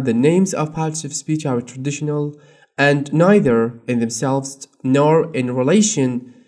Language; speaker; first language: English; non-native, fluent; Arabic